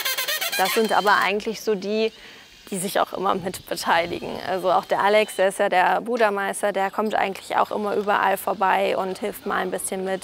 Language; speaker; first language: German; native; German